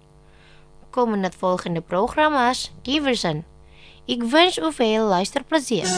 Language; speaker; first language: Dutch; non-native, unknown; Indonesian